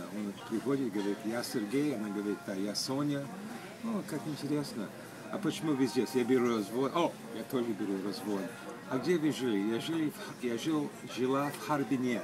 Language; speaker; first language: Russian; early bilingual, heritage; Russian